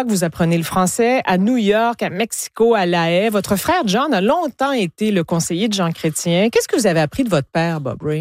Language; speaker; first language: French; native; French